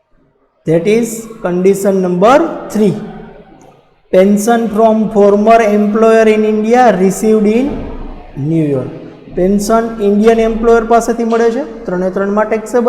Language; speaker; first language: English; non-native, local second language; Gujarati